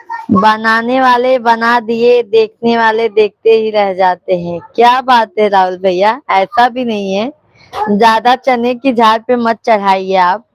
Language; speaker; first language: Hindi; non-native, local second language; Bhojpuri